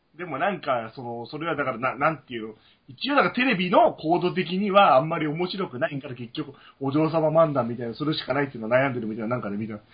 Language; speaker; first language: Japanese; native; Japanese